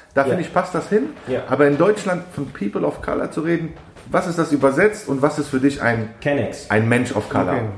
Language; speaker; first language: German; non-native, fluent; Persian